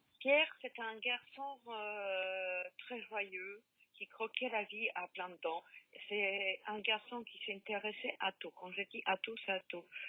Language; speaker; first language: French; non-native, learner; Polish